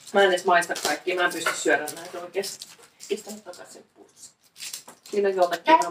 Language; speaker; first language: Finnish; native; Finnish